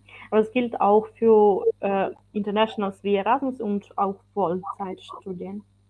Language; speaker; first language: German; non-native, fluent; Ukrainian